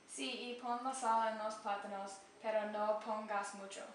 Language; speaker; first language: Spanish; non-native, learner; English